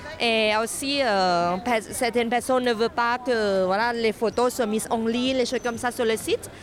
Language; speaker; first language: French; non-native, fluent; Thai